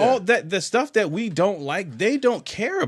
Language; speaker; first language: English; native; English